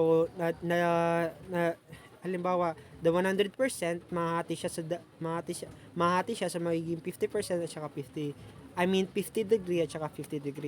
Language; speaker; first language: Filipino; native; Filipino